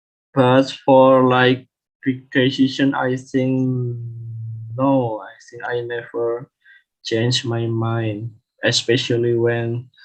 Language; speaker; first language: English; non-native, learner; Indonesian